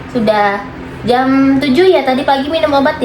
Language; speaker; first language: Indonesian; native; Indonesian